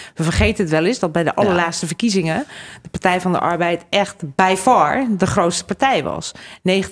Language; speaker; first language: Dutch; early bilingual, other home language; Hungarian